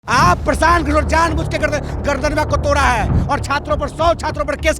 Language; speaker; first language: Hindi; native; Hindi